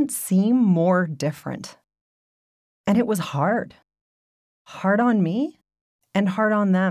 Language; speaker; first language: English; native; English